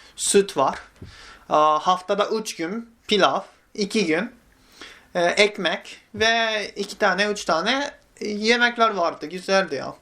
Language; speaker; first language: Turkish; non-native, fluent; Japanese